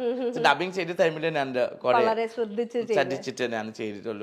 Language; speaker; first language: Malayalam; non-native, fluent; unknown